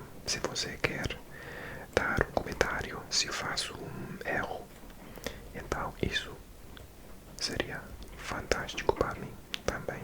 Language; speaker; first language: Portuguese; non-native, learner; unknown